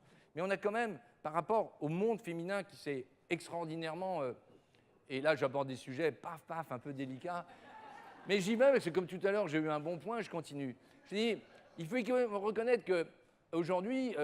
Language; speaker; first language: French; native; French